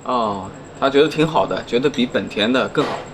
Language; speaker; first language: Chinese; native; Chinese